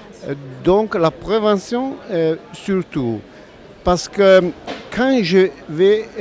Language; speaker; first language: French; non-native, learner; Italian